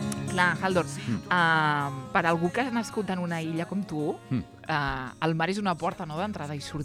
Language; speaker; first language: Catalan; native; Catalan